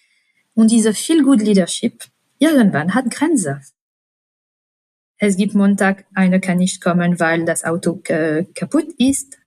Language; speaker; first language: German; non-native, fluent; French